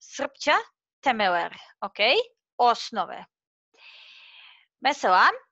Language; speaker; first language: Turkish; non-native, learner; Serbian